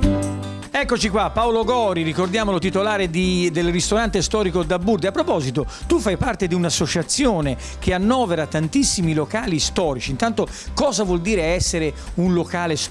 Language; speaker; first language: Italian; native; Italian